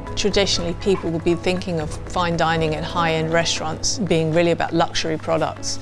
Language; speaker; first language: English; native; English